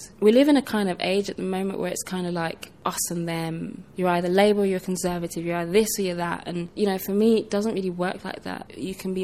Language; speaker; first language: English; native; English